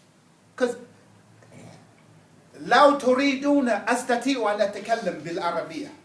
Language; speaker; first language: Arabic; non-native, fluent; English